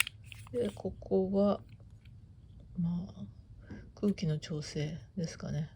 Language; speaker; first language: Japanese; native; Japanese